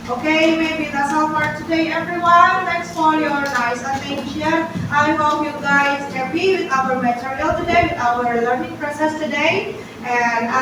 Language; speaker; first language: English; non-native, fluent; Indonesian